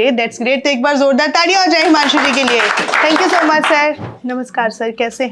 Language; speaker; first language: Hindi; native; Hindi